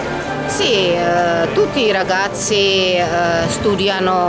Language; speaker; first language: Italian; non-native, fluent; Czech